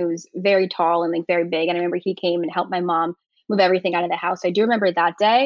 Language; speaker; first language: English; native; English